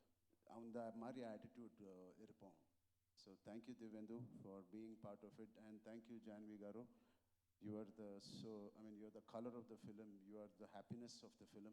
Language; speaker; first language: Tamil; non-native, local second language; Telugu